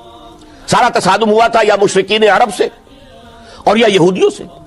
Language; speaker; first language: Urdu; native; Urdu